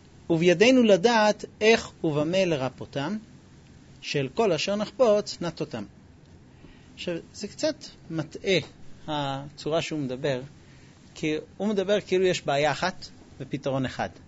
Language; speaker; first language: Hebrew; non-native, fluent; English